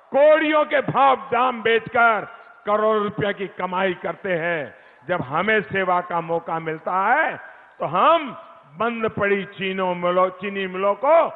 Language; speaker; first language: Hindi; non-native, local second language; Gujarati